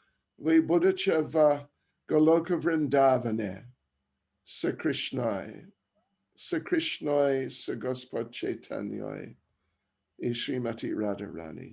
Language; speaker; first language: Russian; non-native, learner; English